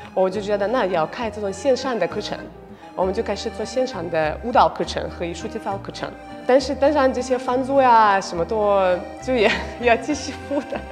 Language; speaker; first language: Chinese; non-native, fluent; Russian